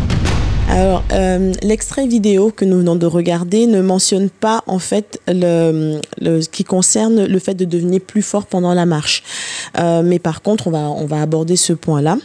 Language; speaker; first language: French; native; French